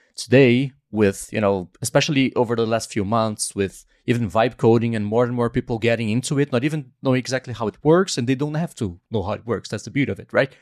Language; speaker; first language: English; non-native, fluent; Portuguese